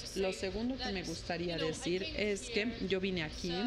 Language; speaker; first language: Spanish; non-native, fluent; Ukrainian